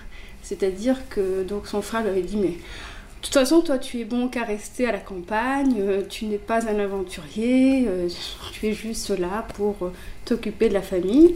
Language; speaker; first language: French; early bilingual, other home language; Kabyle